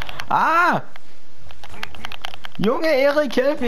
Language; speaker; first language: German; native; German